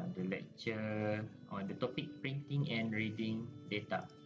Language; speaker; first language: English; non-native, local second language; Malay